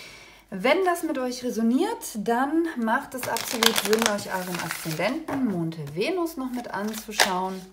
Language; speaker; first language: German; native; German